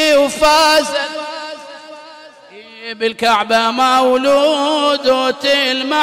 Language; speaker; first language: Arabic; native; Arabic